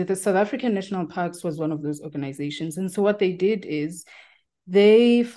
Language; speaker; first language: English; non-native, local second language; Tsonga